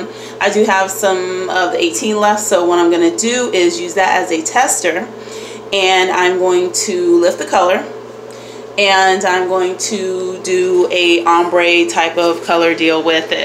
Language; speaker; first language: English; native; English